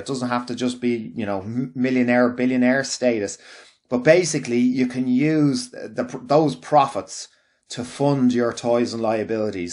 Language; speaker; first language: English; native; English